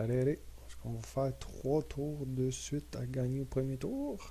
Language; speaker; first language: French; native; French